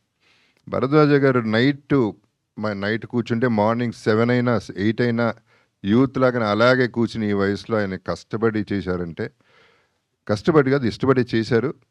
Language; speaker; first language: Telugu; native; Telugu